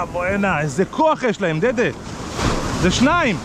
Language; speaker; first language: Hebrew; native; Hebrew